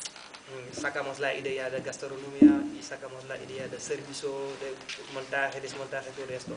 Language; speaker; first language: Spanish; non-native, learner; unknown